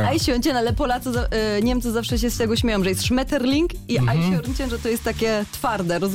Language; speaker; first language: Polish; early bilingual, heritage; Polish